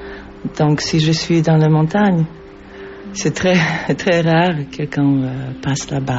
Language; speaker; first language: French; non-native, learner; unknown